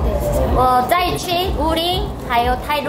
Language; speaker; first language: Chinese; non-native, learner; Korean